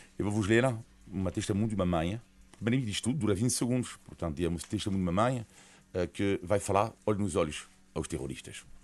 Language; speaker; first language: Portuguese; non-native, fluent; French